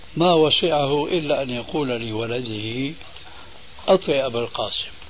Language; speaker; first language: Arabic; early bilingual, other home language; Albanian